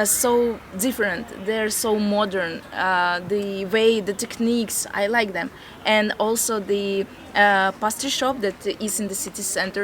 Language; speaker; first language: English; non-native, fluent; Latvian